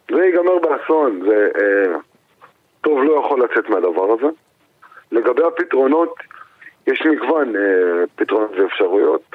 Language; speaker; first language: Hebrew; native; Hebrew